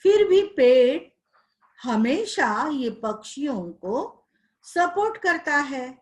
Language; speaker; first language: Hindi; non-native, local second language; Marathi